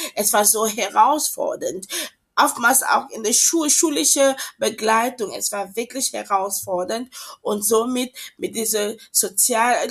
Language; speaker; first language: German; non-native, fluent; French